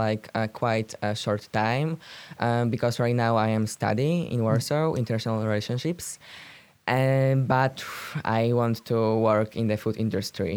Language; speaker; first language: English; non-native, learner; Polish